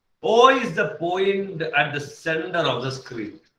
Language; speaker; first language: English; non-native, local second language; Malayalam